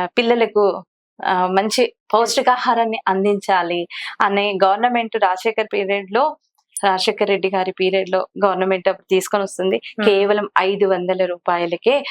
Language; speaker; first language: Telugu; non-native, local second language; Kannada